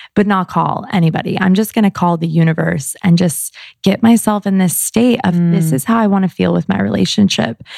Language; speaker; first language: English; native; English